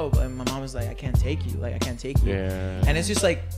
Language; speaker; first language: English; early bilingual, other home language; Spanish